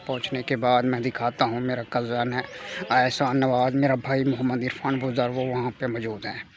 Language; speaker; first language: Urdu; non-native, local second language; Saraiki